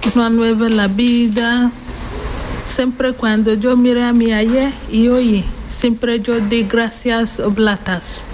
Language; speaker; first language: Spanish; non-native, learner; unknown